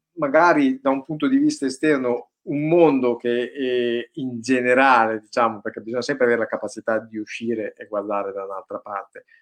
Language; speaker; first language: Italian; native; Italian